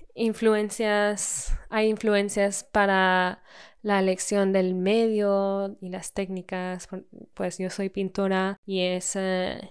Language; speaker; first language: Spanish; early bilingual, heritage; Spanish